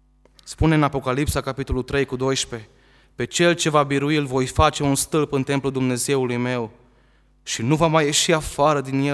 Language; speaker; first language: Romanian; native; Romanian